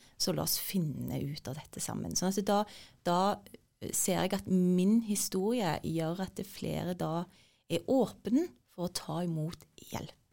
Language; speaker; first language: Norwegian; early bilingual, other home language; Turkish